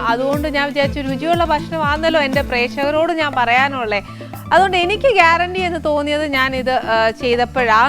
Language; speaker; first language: Malayalam; native; Malayalam